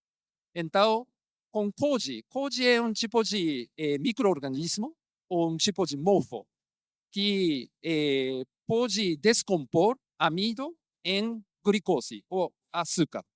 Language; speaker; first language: Portuguese; non-native, fluent; Japanese